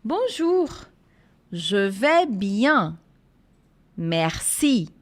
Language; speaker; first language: French; non-native, fluent; Portuguese